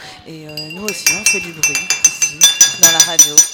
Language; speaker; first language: French; native; French